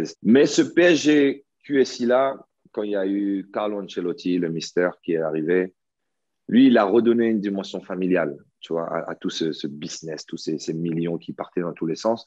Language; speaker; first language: French; native; French